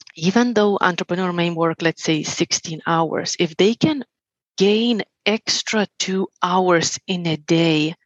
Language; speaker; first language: English; non-native, fluent; Lithuanian